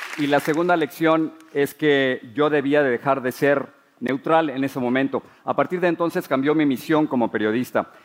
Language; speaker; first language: Spanish; native; Spanish